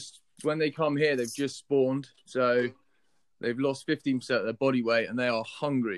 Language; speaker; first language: English; native; English